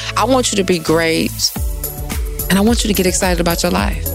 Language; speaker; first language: English; native; English